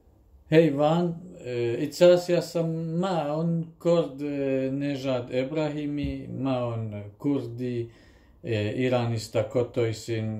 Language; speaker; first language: Finnish; non-native, fluent; Kurdish